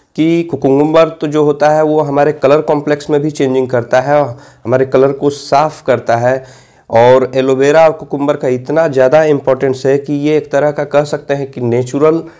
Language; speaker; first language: Hindi; native; Hindi